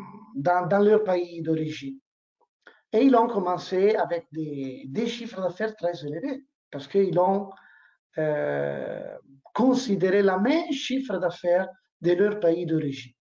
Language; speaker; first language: French; non-native, learner; Italian